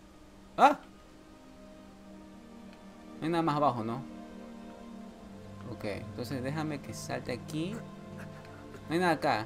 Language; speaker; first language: Spanish; native; Spanish